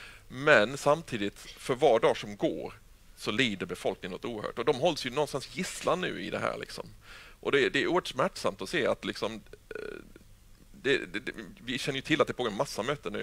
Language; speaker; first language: Swedish; native; Swedish